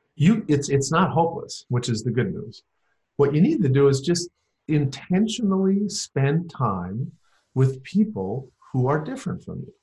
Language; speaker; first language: English; native; English